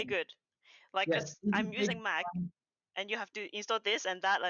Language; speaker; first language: English; non-native, local second language; Cantonese